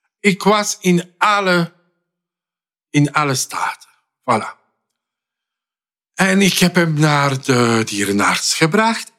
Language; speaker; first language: Dutch; non-native, fluent; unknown